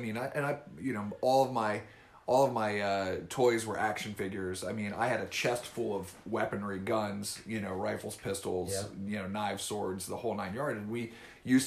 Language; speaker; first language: English; native; English